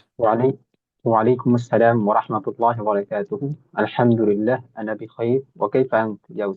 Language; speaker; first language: Arabic; non-native, learner; Bangla